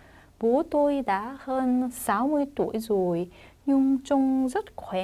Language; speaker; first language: Vietnamese; non-native, fluent; Korean